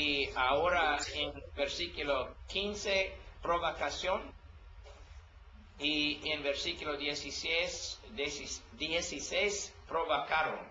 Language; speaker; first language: Spanish; non-native, learner; English